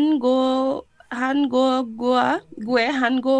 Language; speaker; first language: Korean; non-native, learner; Bangla